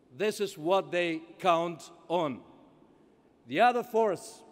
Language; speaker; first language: English; non-native, fluent; Bulgarian